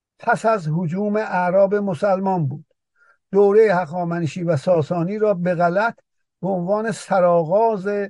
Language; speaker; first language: Persian; native; Persian